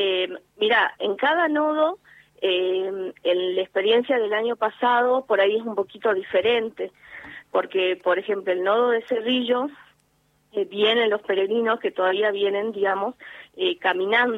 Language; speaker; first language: Spanish; native; Spanish